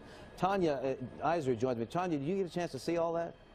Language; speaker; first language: English; native; English